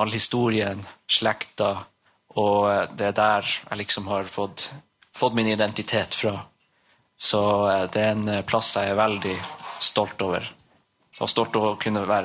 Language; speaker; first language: Norwegian; native; Norwegian